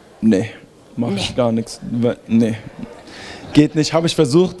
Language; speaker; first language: German; early bilingual, heritage; German